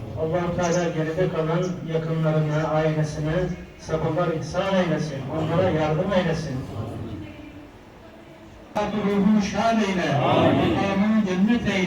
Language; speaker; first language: Turkish; native; Turkish